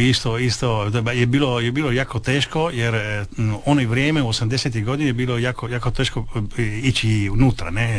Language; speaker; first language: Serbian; early bilingual, heritage; Italian